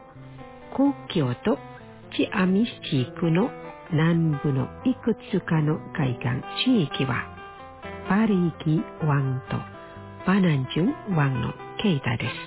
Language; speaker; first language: Japanese; non-native, fluent; Indonesian